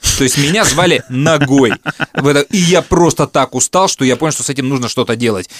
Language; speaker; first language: Russian; native; Russian